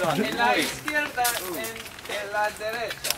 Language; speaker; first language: Spanish; non-native, learner; English